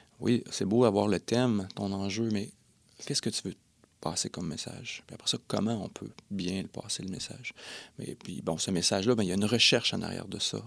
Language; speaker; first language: French; native; French